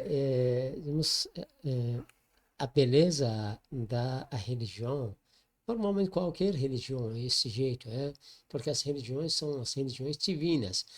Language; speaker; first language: Portuguese; non-native, learner; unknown